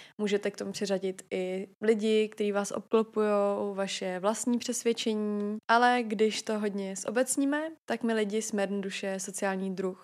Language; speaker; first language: Czech; native; Czech